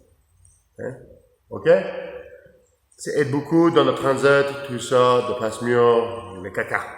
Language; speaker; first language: French; non-native, learner; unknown